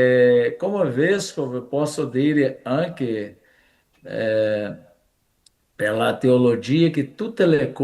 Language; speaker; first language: Italian; non-native, fluent; Portuguese